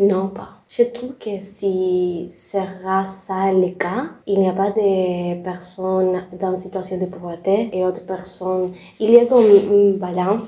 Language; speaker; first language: French; non-native, learner; Spanish